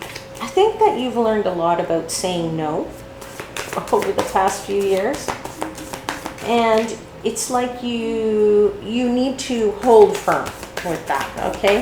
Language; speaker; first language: English; native; English